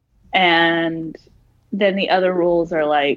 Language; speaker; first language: English; native; English